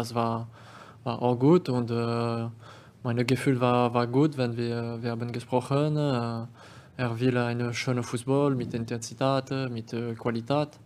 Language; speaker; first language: German; non-native, learner; French